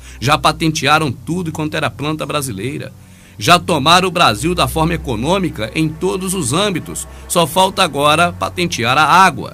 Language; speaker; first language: Portuguese; native; Portuguese